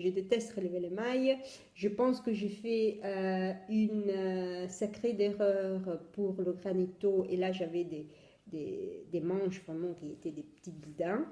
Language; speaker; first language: French; non-native, fluent; Italian